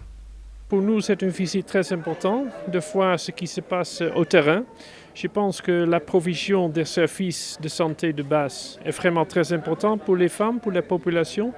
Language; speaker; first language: French; non-native, fluent; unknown